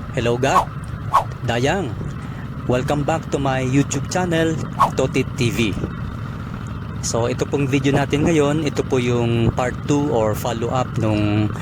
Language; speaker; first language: Filipino; non-native, local second language; Bikol